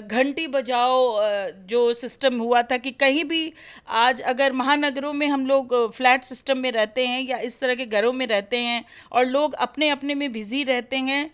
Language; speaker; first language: Hindi; native; Hindi